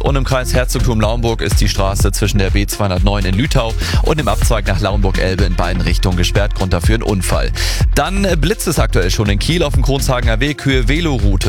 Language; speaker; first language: German; native; German